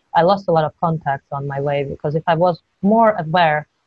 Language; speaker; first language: English; non-native, fluent; Georgian